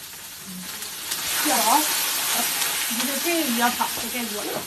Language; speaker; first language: Chinese; native; Chinese